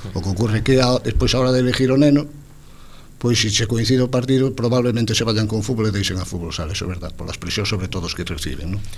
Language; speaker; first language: Galician; non-native, local second language; Spanish